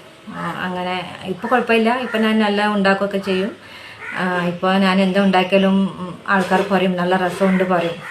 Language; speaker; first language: Malayalam; non-native, local second language; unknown